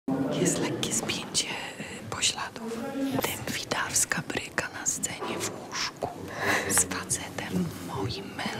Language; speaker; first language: Polish; native; Polish